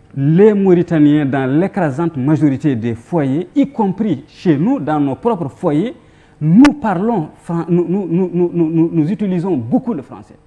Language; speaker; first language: French; non-native, local second language; Fula